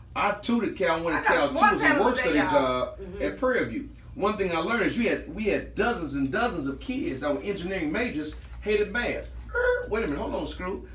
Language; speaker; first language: English; native; English